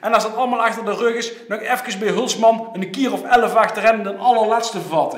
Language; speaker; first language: Dutch; native; Dutch